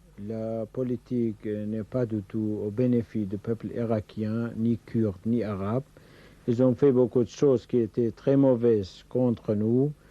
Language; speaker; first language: French; non-native, fluent; Kurdish